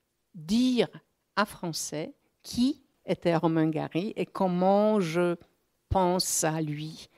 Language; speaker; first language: French; non-native, fluent; Polish